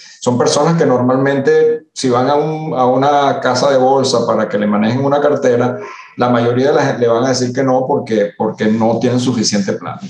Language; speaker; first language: Spanish; early bilingual, other home language; Italian